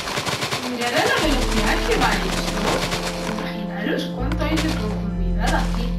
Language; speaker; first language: Spanish; native; Spanish